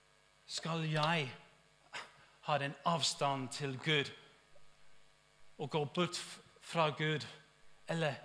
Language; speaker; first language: Norwegian; non-native, fluent; English